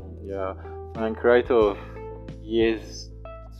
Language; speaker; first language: English; non-native, local second language; Igbo